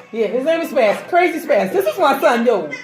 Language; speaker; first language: English; native; English